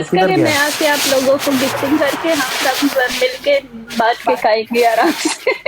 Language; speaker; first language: Hindi; native; Hindi